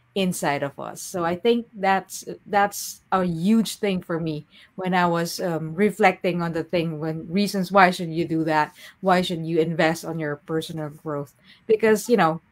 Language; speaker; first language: English; non-native, local second language; Filipino